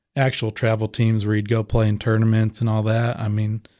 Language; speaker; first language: English; native; English